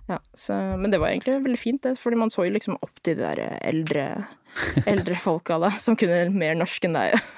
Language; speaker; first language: Norwegian; early bilingual, other home language; Filipino